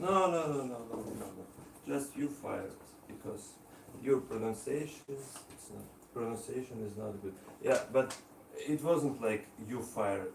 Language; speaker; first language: English; non-native, learner; Russian